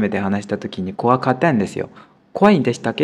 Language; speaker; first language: Japanese; non-native, fluent; Burmese